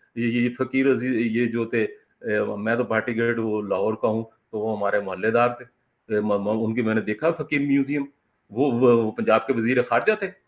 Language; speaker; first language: Urdu; non-native, local second language; Punjabi